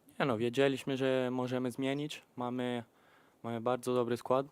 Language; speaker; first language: Polish; early bilingual, heritage; Polish